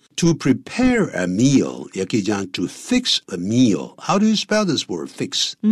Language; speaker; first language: English; non-native, fluent; Chinese